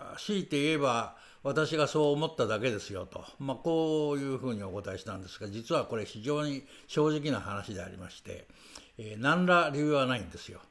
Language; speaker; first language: Japanese; native; Japanese